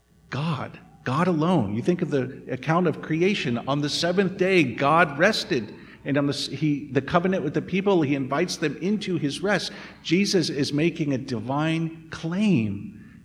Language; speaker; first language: English; native; English